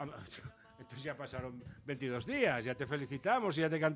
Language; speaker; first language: Spanish; native; Spanish